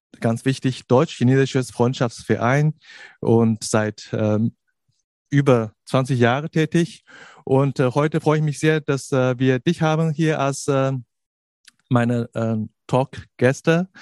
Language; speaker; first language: German; non-native, fluent; Chinese